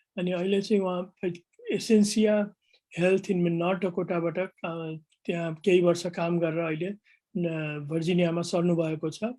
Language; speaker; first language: Nepali; native; Nepali